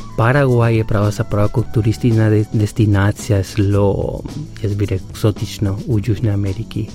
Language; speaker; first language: Slovenian; non-native, fluent; Spanish